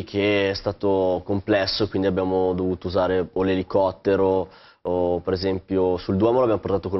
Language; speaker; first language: Italian; native; Italian